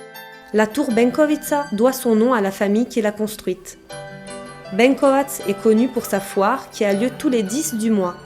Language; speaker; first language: French; native; French